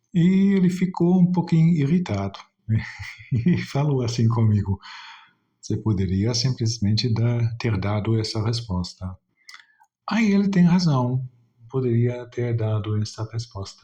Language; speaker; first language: Portuguese; non-native, fluent; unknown